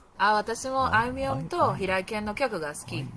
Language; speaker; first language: Japanese; non-native, learner; Spanish